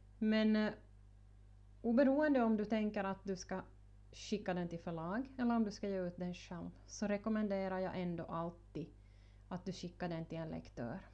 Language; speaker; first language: Swedish; native; Swedish